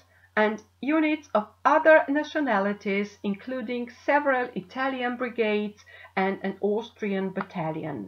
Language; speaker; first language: English; non-native, fluent; Slovenian